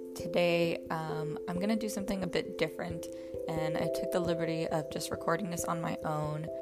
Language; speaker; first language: English; early bilingual, other home language; Spanish